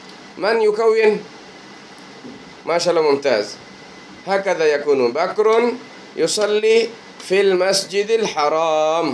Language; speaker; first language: Arabic; non-native, fluent; Bangla